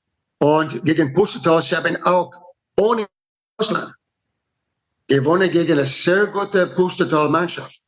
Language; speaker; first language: German; non-native, learner; English